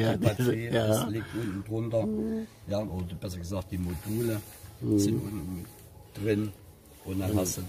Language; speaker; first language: German; native; German